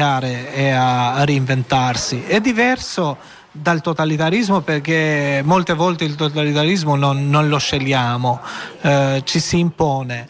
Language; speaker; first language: Italian; non-native, fluent; Albanian